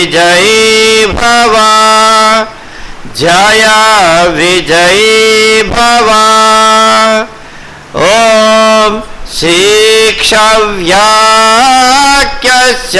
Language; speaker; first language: Telugu; early bilingual, heritage; Telugu